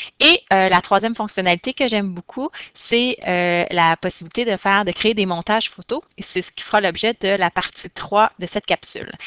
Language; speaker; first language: French; native; French